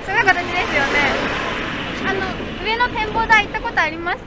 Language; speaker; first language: Japanese; native; Japanese